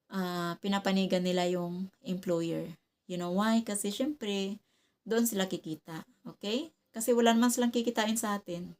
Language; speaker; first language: Filipino; non-native, local second language; Cebuano